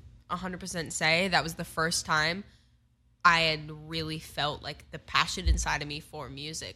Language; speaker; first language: English; native; English